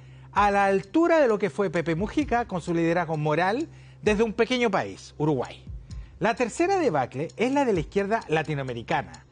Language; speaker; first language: Spanish; native; Spanish